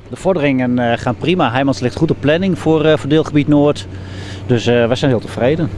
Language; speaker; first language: Dutch; native; Dutch